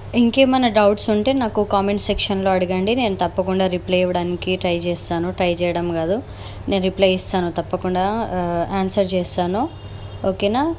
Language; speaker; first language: Telugu; non-native, local second language; Lambadi